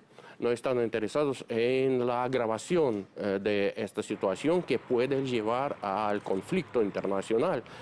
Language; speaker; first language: Spanish; non-native, fluent; Russian